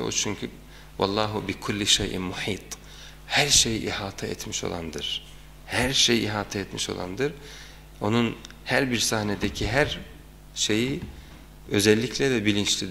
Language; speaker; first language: Turkish; native; Turkish